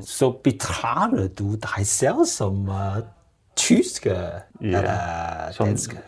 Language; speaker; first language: Danish; non-native, learner; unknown